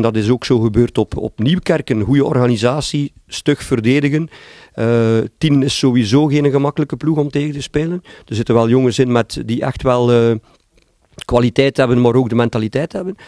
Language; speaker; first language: Dutch; native; Dutch